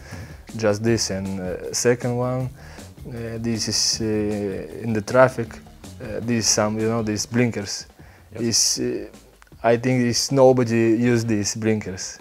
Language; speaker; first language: English; non-native, learner; Belarusian